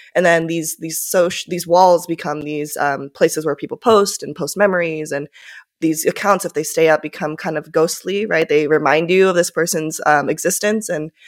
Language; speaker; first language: English; early bilingual, other home language; Japanese